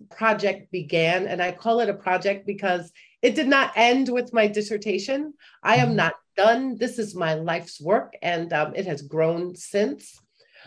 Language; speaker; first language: English; native; English